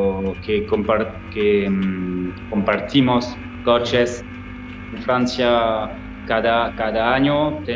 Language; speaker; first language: Spanish; non-native, learner; French